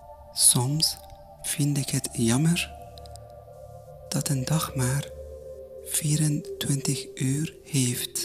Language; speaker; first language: Dutch; non-native, fluent; Persian